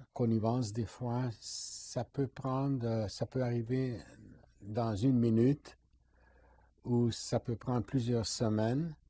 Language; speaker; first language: French; non-native, fluent; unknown